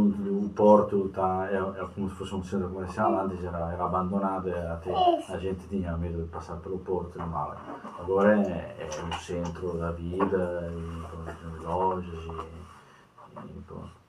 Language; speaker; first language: Portuguese; non-native, fluent; Italian